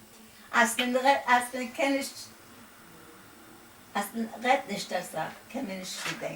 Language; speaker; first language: German; non-native, learner; Yiddish